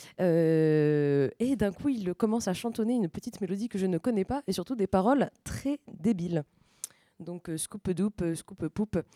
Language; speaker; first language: French; native; French